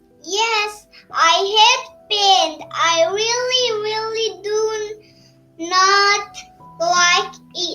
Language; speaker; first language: English; non-native, learner; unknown